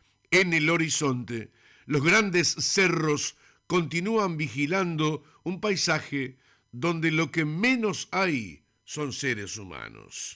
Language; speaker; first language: Spanish; native; Spanish